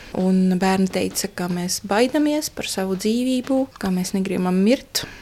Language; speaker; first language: Latvian; non-native, fluent; Estonian